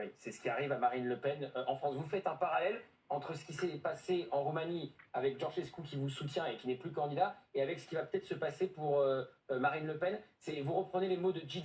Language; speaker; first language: French; native; French